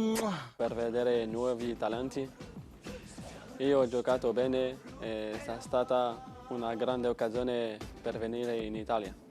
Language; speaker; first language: Italian; non-native, learner; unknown